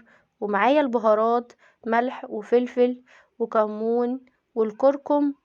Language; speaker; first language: Arabic; native; Arabic